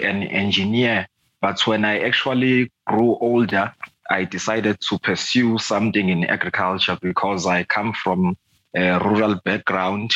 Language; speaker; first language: English; non-native, local second language; Zulu